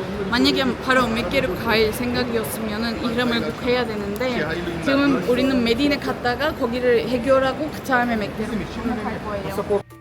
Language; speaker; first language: Korean; non-native, fluent; Turkish